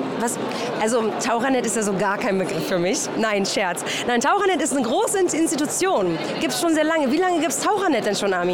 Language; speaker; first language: German; native; German